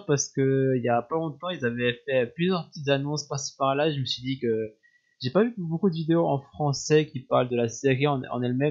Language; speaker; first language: French; native; French